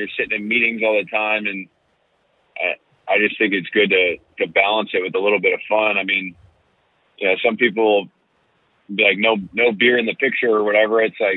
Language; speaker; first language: English; native; English